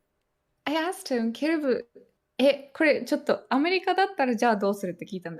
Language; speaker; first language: Japanese; native; Japanese